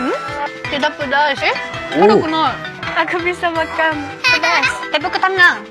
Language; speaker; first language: Indonesian; non-native, learner; Japanese